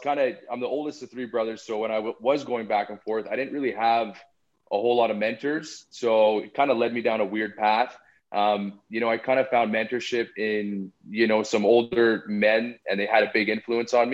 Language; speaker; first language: English; native; English